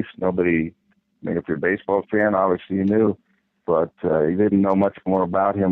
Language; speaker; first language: English; native; English